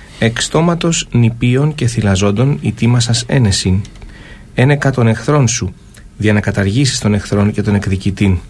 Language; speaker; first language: Greek; native; Greek